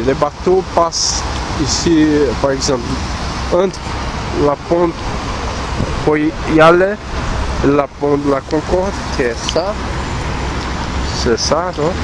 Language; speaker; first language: French; non-native, learner; Portuguese